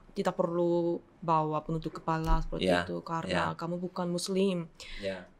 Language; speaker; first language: Indonesian; non-native, fluent; Korean